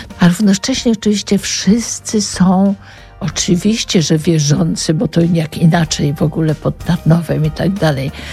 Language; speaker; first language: Polish; native; Polish